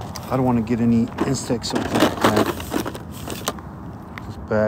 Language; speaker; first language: English; native; English